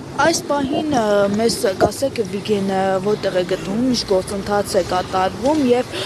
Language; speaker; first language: Armenian; native; Armenian